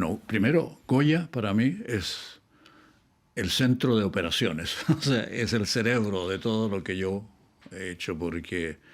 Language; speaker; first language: Spanish; native; Spanish